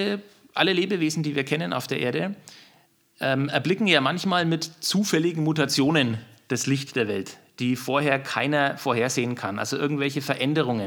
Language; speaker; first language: German; native; German